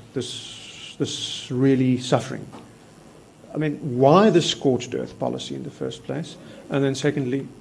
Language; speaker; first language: English; non-native, local second language; Afrikaans